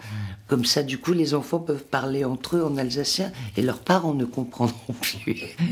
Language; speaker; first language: French; non-native, local second language; Swiss German